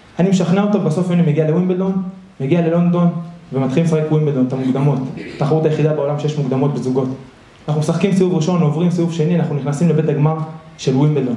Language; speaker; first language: Hebrew; early bilingual, other home language; Spanish